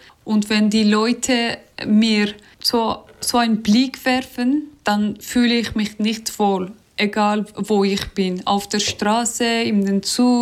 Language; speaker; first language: German; non-native, learner; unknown